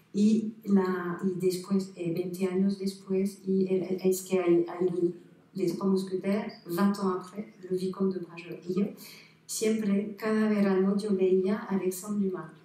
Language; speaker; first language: Spanish; non-native, fluent; French